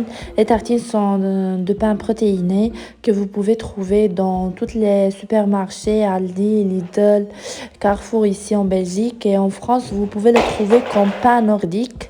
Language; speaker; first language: French; non-native, fluent; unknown